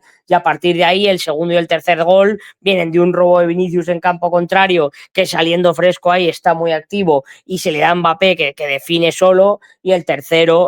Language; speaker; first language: Spanish; native; Spanish